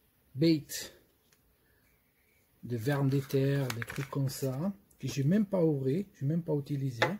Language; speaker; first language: French; non-native, fluent; Portuguese